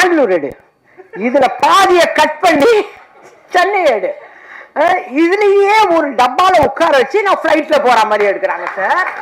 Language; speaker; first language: Tamil; native; Tamil